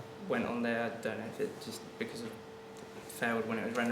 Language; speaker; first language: English; native; English